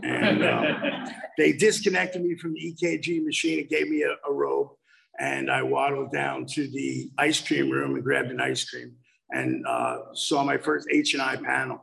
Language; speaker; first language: English; native; English